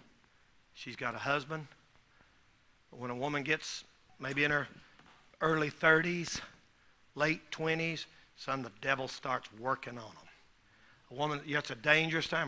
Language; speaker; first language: English; native; English